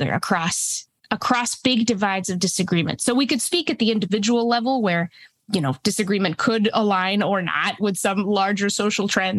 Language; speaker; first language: English; early bilingual, other home language; Spanish